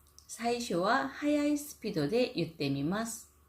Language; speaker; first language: Japanese; non-native, fluent; Korean